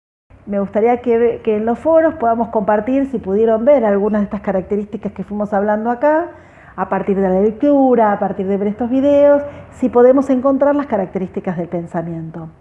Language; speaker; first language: Spanish; native; Spanish